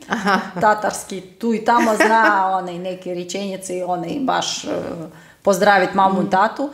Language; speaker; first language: Croatian; non-native, fluent; Russian